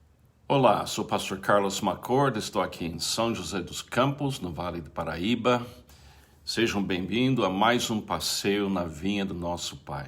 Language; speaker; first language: Portuguese; non-native, fluent; English